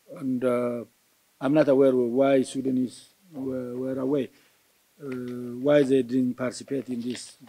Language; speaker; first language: English; non-native, local second language; Amharic